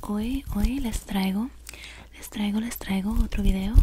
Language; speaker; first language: Spanish; early bilingual, heritage; Spanish